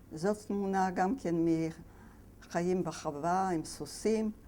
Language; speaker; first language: Hebrew; non-native, fluent; Yiddish